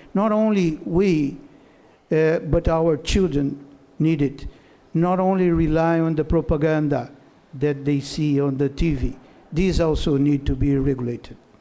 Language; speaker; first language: English; non-native, fluent; Portuguese